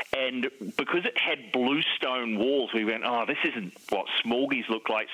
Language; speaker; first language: English; native; English